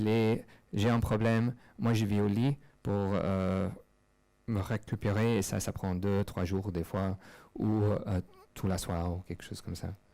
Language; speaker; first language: French; non-native, fluent; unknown